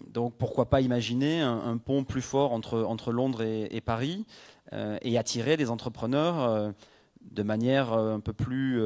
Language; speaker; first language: French; native; French